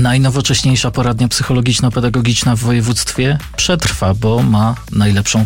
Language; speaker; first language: Polish; native; Polish